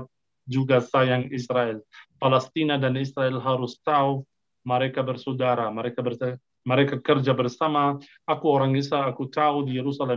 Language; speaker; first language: Indonesian; non-native, fluent; Arabic